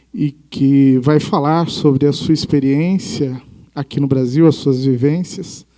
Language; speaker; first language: Portuguese; native; Portuguese